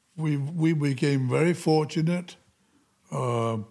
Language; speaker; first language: English; native; English